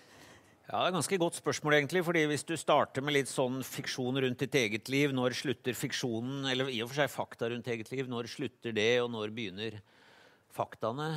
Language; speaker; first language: Norwegian; native; Norwegian